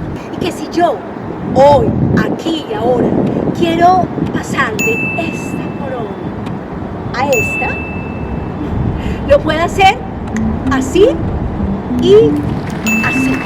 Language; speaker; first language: Spanish; native; Spanish